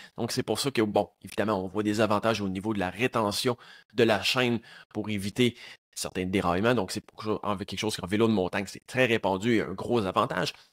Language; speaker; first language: French; native; French